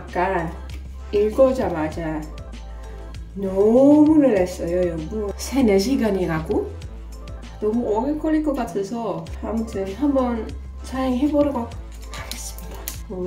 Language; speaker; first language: Korean; non-native, fluent; Dutch